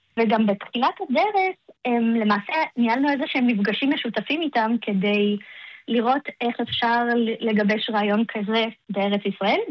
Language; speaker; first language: Hebrew; early bilingual, other home language; Russian